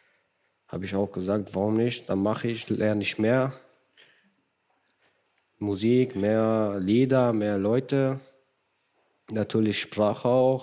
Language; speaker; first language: German; non-native, fluent; Kurdish